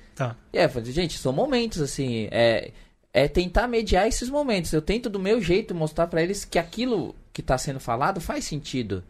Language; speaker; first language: Portuguese; native; Portuguese